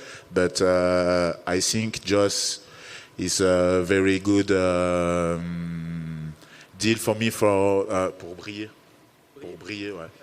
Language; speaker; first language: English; non-native, learner; French